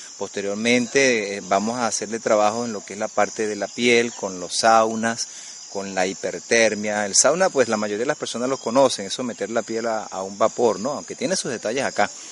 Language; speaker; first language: Spanish; native; Spanish